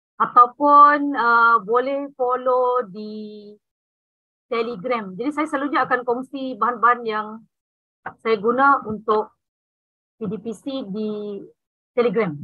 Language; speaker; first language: Malay; native; Malay